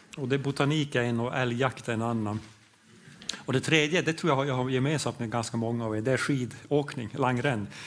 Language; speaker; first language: Swedish; native; Swedish